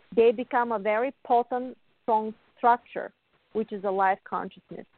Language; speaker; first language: English; non-native, fluent; Bulgarian